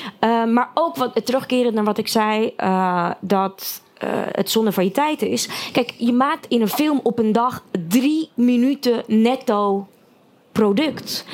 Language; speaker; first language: Dutch; early bilingual, other home language; Russian